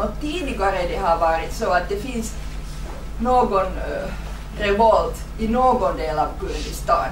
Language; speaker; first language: Swedish; non-native, fluent; Finnish